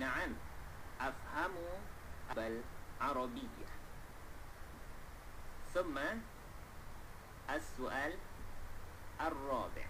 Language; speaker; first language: Arabic; non-native, fluent; Malay